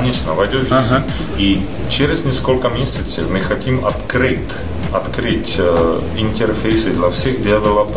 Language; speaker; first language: Russian; non-native, fluent; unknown